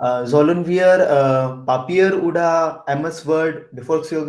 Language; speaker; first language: German; non-native, learner; Hindi